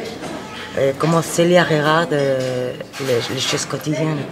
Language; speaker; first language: French; non-native, fluent; Spanish